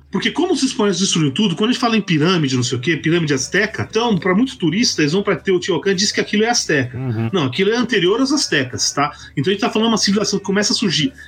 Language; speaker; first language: Portuguese; native; Portuguese